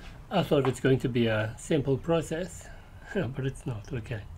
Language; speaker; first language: English; native; English